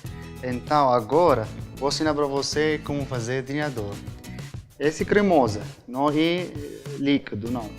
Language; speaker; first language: Portuguese; non-native, learner; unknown